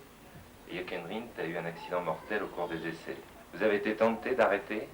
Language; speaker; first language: French; native; French